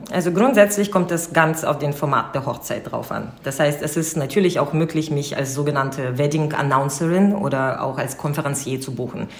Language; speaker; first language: German; non-native, fluent; Russian